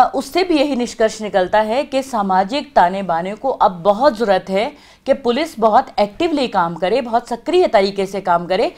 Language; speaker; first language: Hindi; native; Hindi